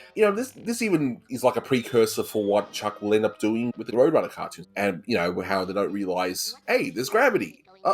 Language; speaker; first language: English; native; English